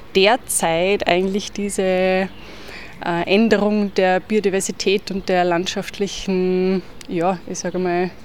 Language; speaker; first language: German; native; German